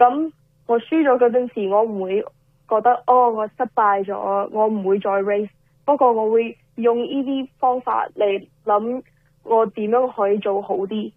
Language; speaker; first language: Cantonese; early bilingual, heritage; Cantonese